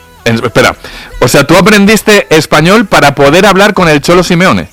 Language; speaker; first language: Spanish; native; Spanish